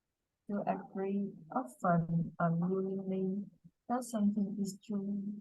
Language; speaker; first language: English; non-native, learner; Vietnamese